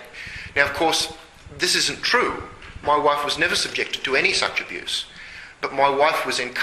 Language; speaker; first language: English; native; English